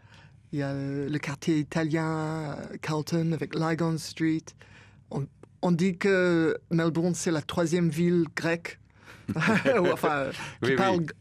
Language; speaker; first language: French; non-native, fluent; English